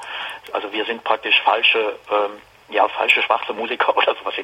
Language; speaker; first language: German; native; German